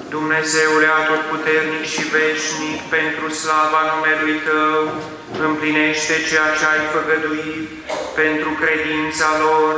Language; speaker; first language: Romanian; native; Romanian